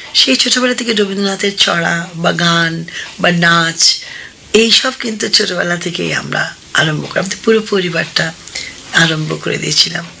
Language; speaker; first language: Bangla; early bilingual, other home language; Hindi